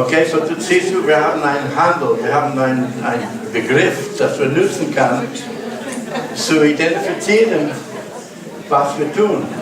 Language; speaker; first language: German; non-native, learner; English